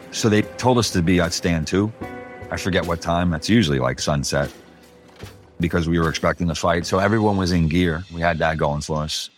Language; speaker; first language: English; early bilingual, other home language; Spanish